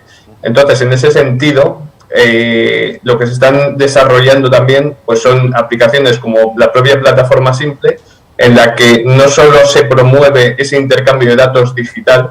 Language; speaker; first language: Spanish; native; Spanish